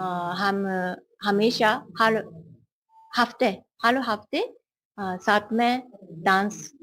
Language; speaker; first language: Hindi; non-native, learner; Japanese